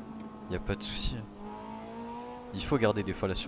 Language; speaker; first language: French; native; French